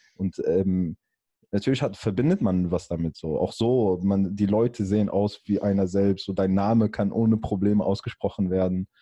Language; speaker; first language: German; early bilingual, other home language; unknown